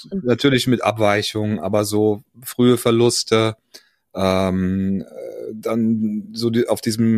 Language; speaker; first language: German; native; German